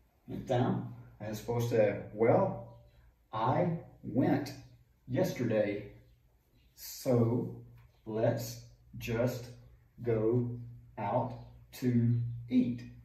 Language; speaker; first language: English; native; English